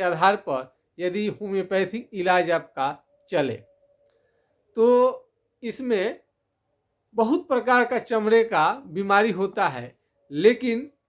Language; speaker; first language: Hindi; non-native, local second language; Bhojpuri